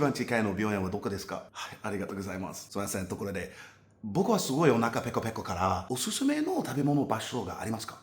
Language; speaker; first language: Japanese; non-native, learner; English